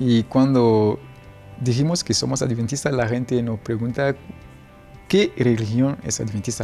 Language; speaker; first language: Spanish; non-native, learner; Ewe